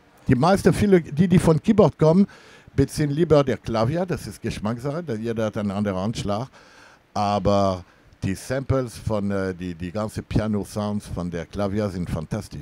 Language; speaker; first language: German; non-native, fluent; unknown